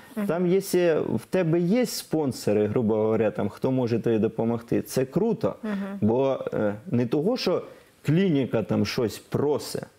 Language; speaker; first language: Ukrainian; non-native, local second language; Russian